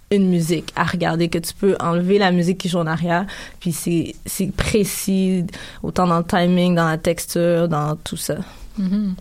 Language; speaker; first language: French; early bilingual, other home language; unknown